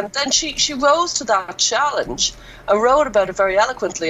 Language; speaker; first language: English; native; English